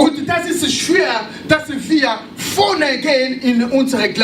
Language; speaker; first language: German; non-native, learner; French